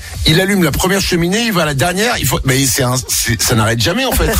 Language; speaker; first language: French; native; French